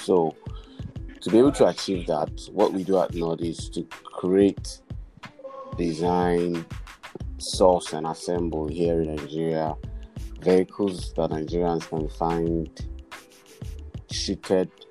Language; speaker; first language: English; non-native, local second language; Yoruba